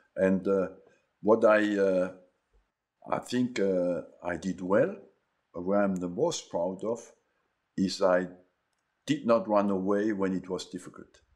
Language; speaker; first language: English; non-native, fluent; French